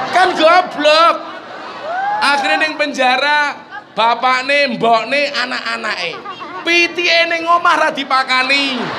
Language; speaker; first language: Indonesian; non-native, local second language; Javanese